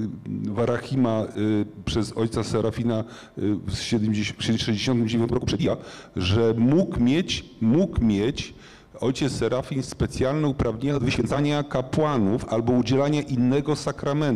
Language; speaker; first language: Polish; native; Polish